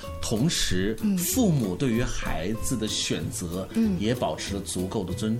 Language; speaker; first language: Chinese; native; Chinese